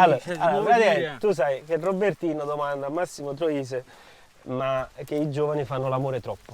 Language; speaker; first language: Italian; native; Italian